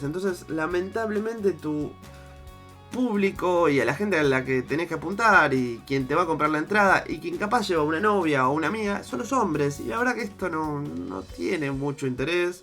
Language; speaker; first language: Spanish; native; Spanish